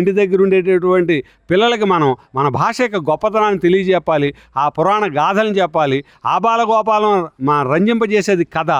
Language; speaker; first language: Telugu; native; Telugu